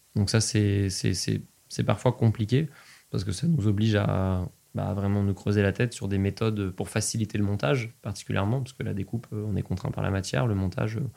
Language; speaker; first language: French; native; French